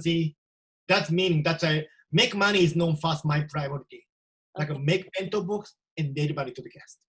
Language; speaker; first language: English; non-native, learner; Japanese